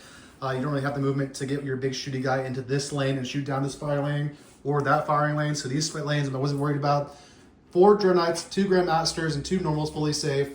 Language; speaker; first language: English; native; English